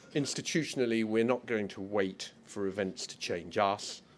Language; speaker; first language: English; native; English